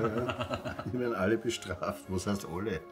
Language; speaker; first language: German; native; German